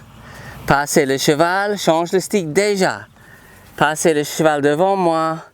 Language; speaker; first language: French; non-native, fluent; English